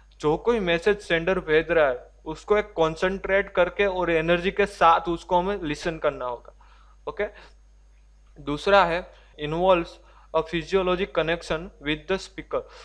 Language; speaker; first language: Hindi; non-native, local second language; Gujarati